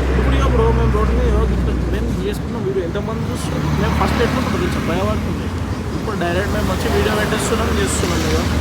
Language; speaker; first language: Telugu; non-native, local second language; Lambadi